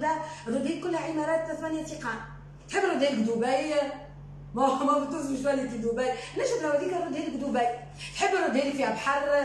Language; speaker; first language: Arabic; native; Arabic